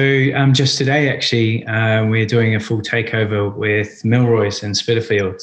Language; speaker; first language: English; native; English